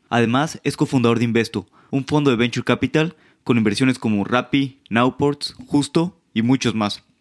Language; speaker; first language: Spanish; native; Spanish